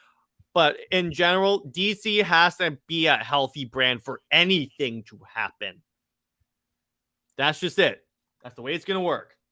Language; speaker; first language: English; native; English